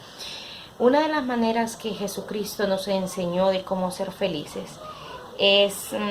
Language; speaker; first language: Spanish; native; Spanish